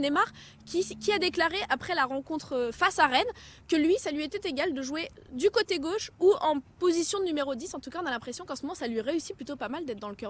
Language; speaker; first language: French; native; French